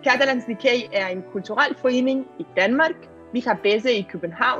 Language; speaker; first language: Danish; non-native, fluent; Catalan